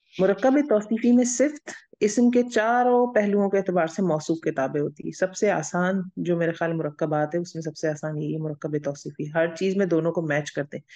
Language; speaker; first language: Urdu; native; Urdu